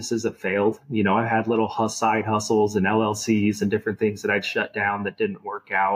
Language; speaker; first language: English; native; English